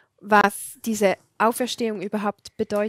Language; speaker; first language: German; non-native, fluent; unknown